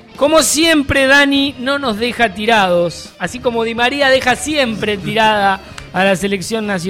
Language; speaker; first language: Spanish; native; Spanish